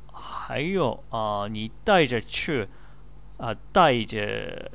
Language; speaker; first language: Chinese; non-native, learner; Japanese